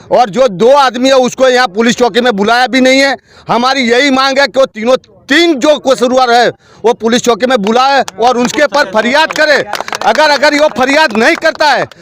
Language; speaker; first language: Hindi; non-native, local second language; Gujarati